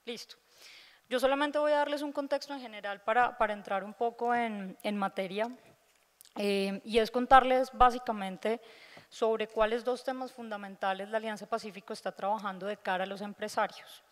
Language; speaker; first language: Spanish; native; Spanish